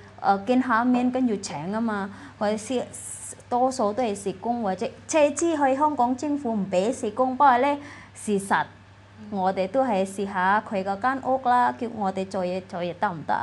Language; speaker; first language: Cantonese; non-native, fluent; Indonesian